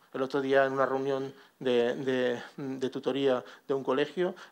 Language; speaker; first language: Spanish; non-native, local second language; Catalan